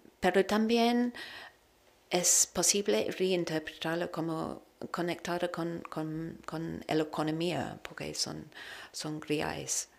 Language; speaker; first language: Spanish; non-native, learner; English